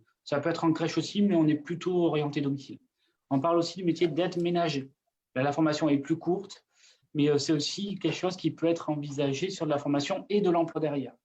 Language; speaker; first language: French; native; French